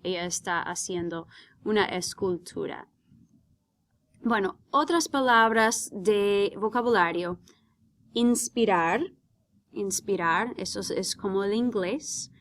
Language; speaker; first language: Spanish; non-native, fluent; English